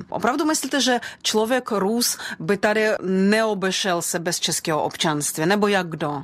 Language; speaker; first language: Czech; non-native, fluent; Russian